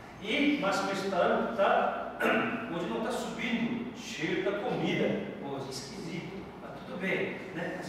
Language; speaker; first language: Portuguese; non-native, fluent; Korean